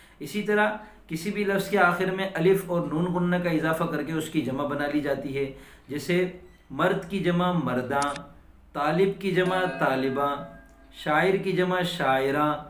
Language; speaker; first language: Urdu; native; Urdu